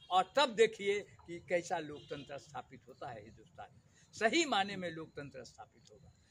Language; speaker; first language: Hindi; native; Hindi